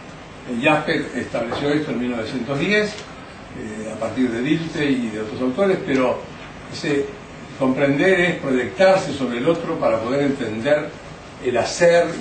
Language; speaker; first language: Spanish; native; Spanish